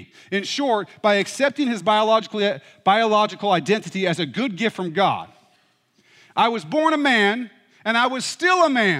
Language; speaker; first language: English; native; English